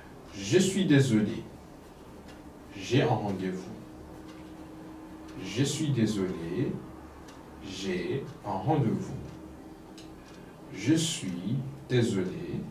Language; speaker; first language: French; non-native, fluent; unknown